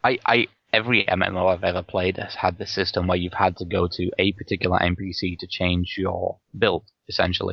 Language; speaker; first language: English; native; English